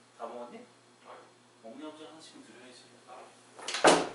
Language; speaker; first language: Korean; native; Korean